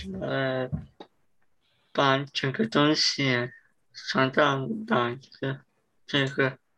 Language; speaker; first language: Chinese; non-native, learner; English